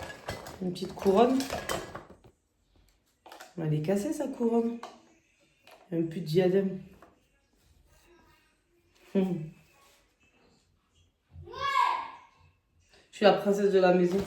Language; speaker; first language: French; native; French